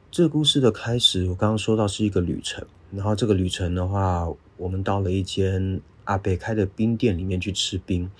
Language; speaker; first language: Chinese; native; Chinese